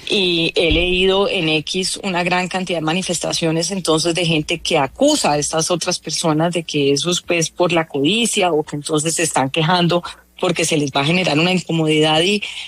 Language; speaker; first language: Spanish; native; Spanish